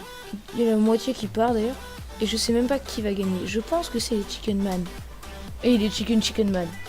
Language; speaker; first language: French; native; French